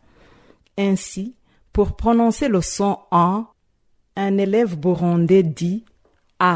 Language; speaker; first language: French; non-native, local second language; Rundi